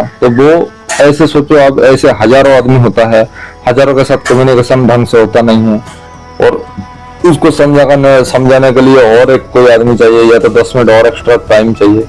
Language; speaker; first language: Hindi; non-native, local second language; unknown